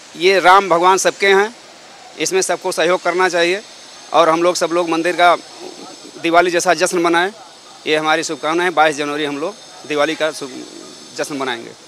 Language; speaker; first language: Hindi; native; Hindi